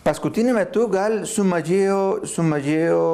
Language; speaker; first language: Lithuanian; non-native, fluent; Spanish